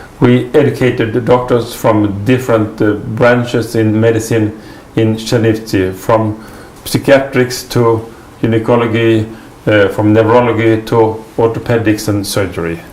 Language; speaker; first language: English; non-native, fluent; Swedish